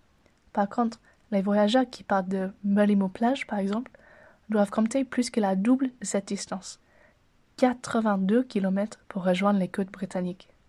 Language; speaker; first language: French; native; French